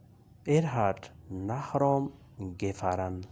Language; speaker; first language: German; non-native, learner; Urdu